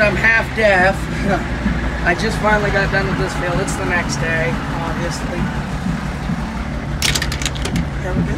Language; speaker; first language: English; native; English